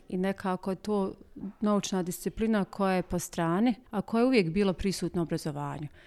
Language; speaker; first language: Croatian; native; Croatian